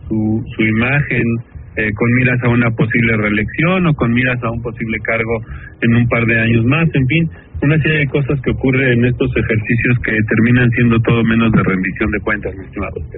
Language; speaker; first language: Spanish; native; Spanish